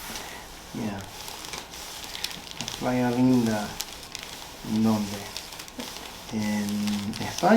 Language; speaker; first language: Spanish; early bilingual, heritage; Spanish